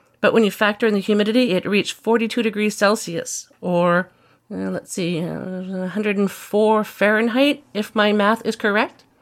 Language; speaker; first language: English; native; English